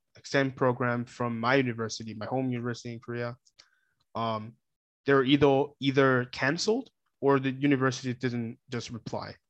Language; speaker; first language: English; non-native, fluent; Korean